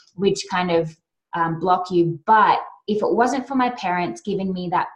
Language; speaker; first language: English; native; English